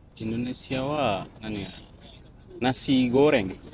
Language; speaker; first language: Japanese; non-native, learner; Indonesian